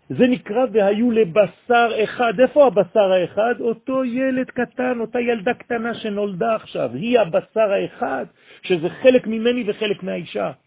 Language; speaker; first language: Hebrew; non-native, fluent; French